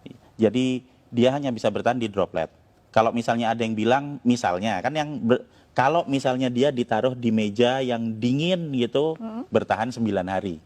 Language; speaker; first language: Indonesian; native; Indonesian